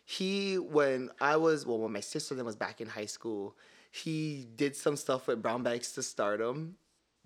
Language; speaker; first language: English; early bilingual, other home language; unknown